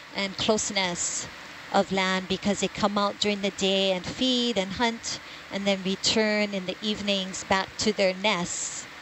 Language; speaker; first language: English; native; English